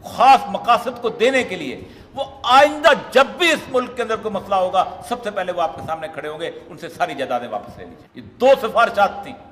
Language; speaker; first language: Urdu; non-native, local second language; Punjabi